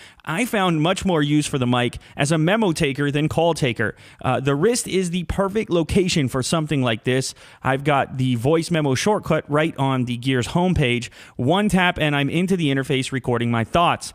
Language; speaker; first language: English; native; English